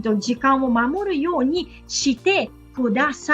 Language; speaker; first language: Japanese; non-native, fluent; Portuguese